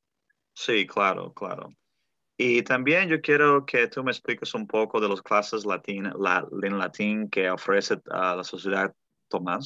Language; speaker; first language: Spanish; early bilingual, heritage; Spanish